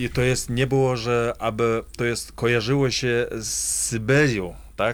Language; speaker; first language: Polish; non-native, fluent; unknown